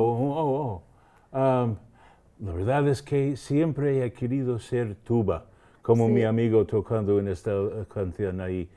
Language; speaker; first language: Spanish; non-native, fluent; English